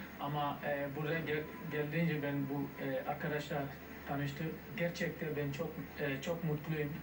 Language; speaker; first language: Turkish; non-native, learner; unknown